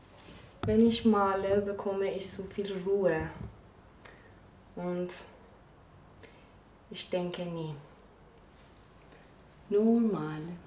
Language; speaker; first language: German; non-native, learner; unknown